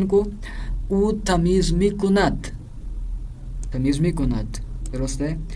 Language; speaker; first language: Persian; non-native, fluent; Urdu